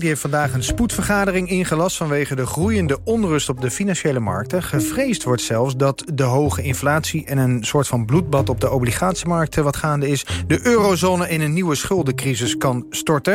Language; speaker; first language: Dutch; native; Dutch